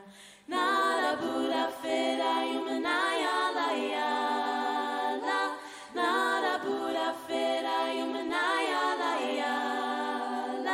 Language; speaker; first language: English; non-native, local second language; Cebuano